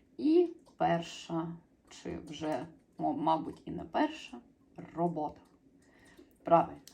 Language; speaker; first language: Ukrainian; native; Ukrainian